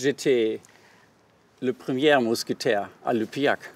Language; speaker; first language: French; non-native, learner; German